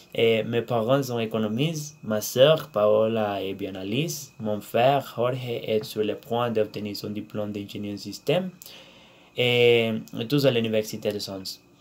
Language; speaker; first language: French; non-native, learner; Spanish